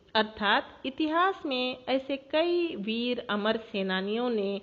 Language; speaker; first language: Hindi; non-native, local second language; Kannada